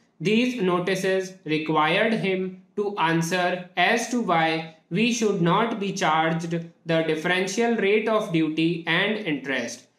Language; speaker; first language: English; non-native, local second language; Hindi